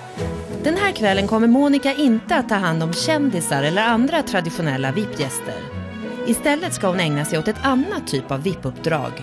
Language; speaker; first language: Swedish; native; Swedish